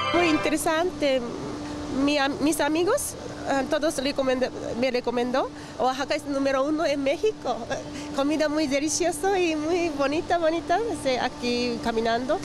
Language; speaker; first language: Spanish; non-native, learner; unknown